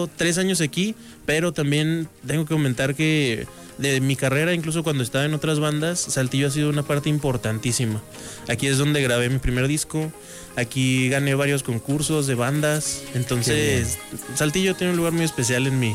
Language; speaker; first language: Spanish; native; Spanish